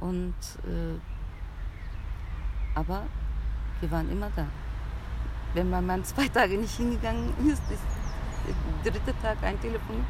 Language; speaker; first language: German; early bilingual, other home language; Turkish